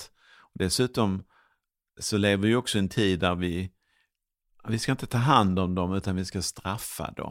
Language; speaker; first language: Swedish; native; Swedish